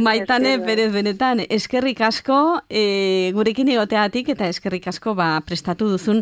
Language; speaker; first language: Basque; native; Basque